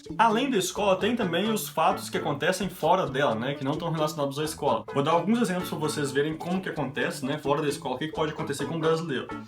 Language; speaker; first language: Portuguese; native; Portuguese